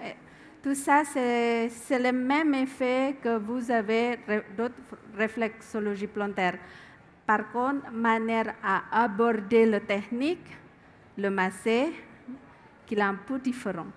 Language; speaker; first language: French; non-native, learner; Indonesian